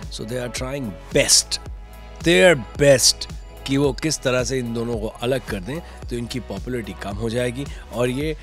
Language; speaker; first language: Hindi; native; Hindi